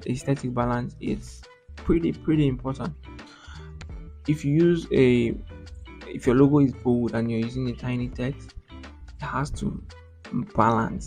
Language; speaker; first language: English; non-native, local second language; Yoruba